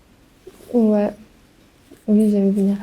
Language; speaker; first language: French; early bilingual, other home language; Albanian